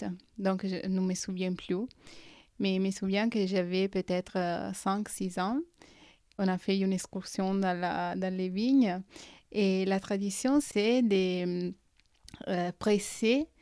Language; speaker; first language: French; non-native, fluent; Italian